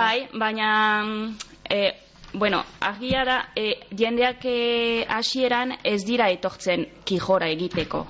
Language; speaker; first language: Basque; non-native, local second language; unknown